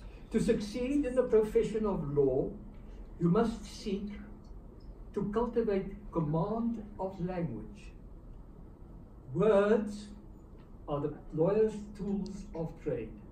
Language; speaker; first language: English; non-native, local second language; Afrikaans